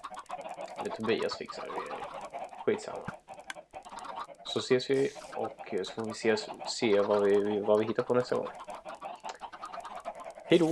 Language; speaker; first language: Swedish; native; Swedish